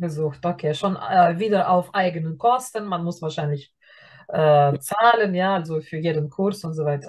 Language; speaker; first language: German; non-native, fluent; Russian